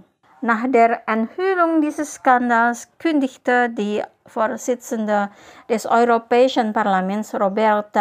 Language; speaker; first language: German; non-native, fluent; Indonesian